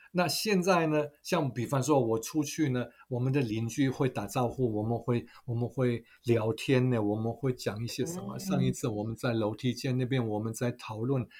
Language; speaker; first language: Chinese; non-native, fluent; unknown